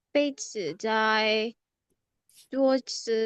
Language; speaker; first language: Chinese; non-native, learner; Indonesian